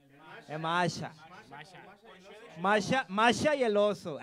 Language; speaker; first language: Spanish; native; Spanish